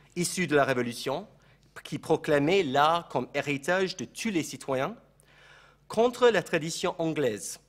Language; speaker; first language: French; non-native, fluent; English